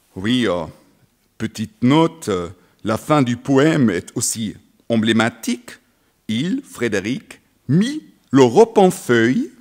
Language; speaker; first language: French; non-native, fluent; German